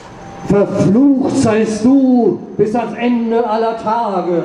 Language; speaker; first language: German; native; German